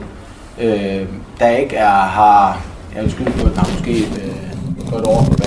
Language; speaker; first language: Danish; native; Danish